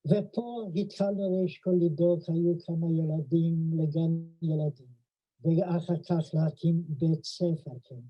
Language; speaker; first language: Hebrew; non-native, fluent; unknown